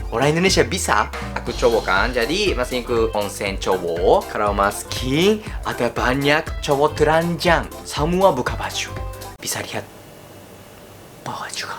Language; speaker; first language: Indonesian; non-native, learner; Japanese